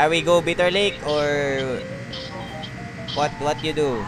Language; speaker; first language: English; non-native, local second language; Filipino